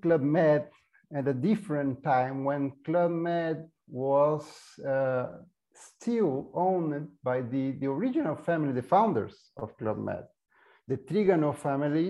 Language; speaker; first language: English; non-native, fluent; Portuguese